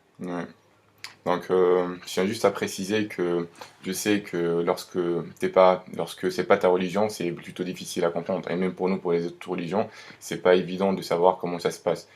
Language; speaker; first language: French; non-native, local second language; Arabic